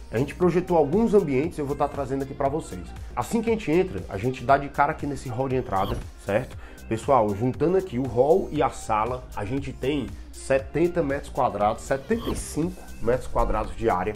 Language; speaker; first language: Portuguese; native; Portuguese